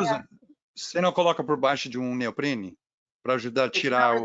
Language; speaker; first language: Portuguese; non-native, fluent; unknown